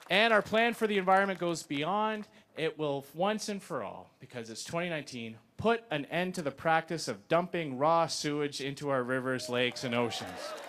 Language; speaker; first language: English; native; English